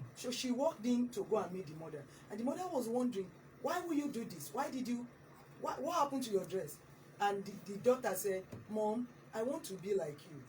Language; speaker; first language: English; non-native, local second language; Yoruba